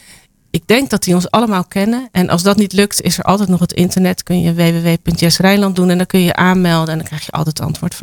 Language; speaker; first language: Dutch; native; Dutch